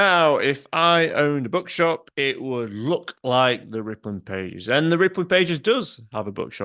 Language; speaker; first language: English; native; English